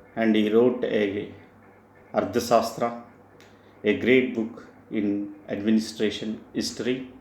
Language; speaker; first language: English; non-native, local second language; Telugu